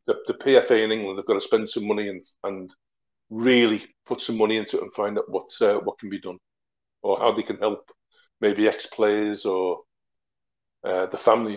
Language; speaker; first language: English; native; English